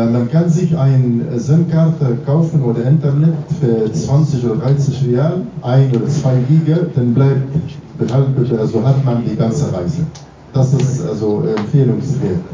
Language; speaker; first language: German; non-native, fluent; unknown